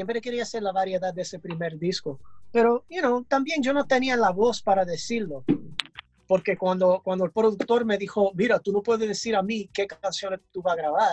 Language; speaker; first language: Spanish; early bilingual, heritage; English